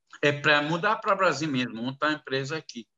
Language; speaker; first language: Portuguese; non-native, learner; Arabic